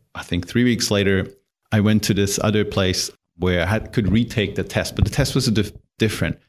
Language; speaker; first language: English; non-native, fluent; German